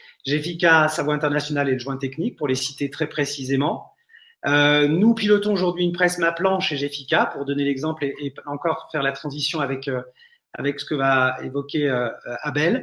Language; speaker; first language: French; native; French